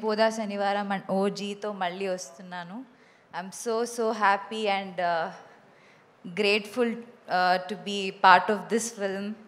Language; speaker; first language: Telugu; non-native, learner; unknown